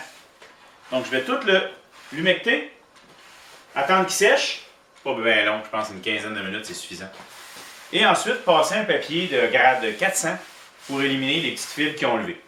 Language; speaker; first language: French; native; French